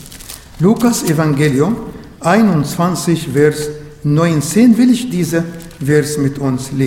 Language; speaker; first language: German; non-native, learner; Arabic